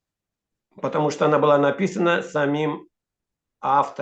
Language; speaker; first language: Russian; native; Russian